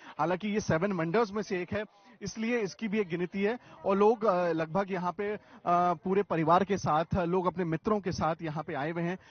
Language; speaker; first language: Hindi; native; Hindi